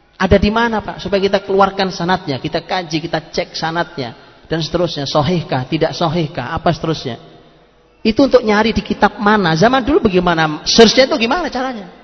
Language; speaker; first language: Indonesian; non-native, local second language; Javanese